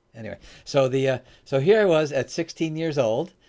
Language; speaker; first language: English; native; English